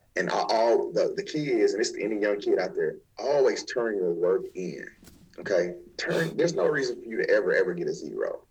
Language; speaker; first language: English; native; English